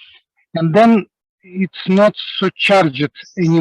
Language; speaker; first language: English; non-native, learner; Russian